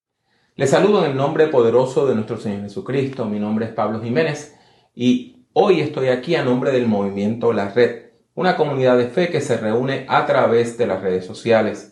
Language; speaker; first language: Spanish; native; Spanish